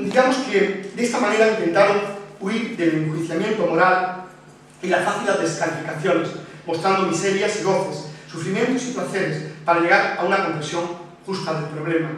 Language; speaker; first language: Spanish; native; Spanish